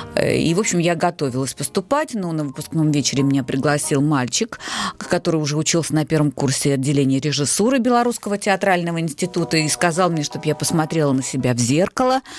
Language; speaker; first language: Russian; native; Russian